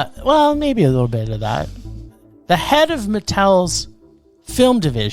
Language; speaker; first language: English; native; English